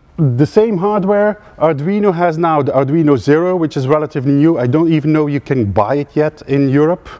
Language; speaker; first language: English; non-native, fluent; Dutch